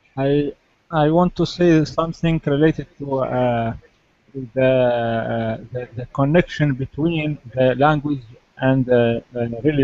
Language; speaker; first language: English; non-native, learner; Arabic